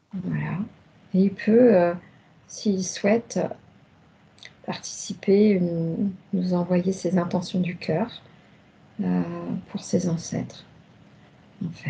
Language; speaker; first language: French; native; French